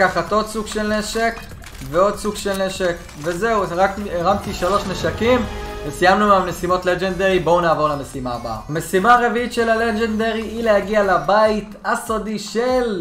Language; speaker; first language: Hebrew; native; Hebrew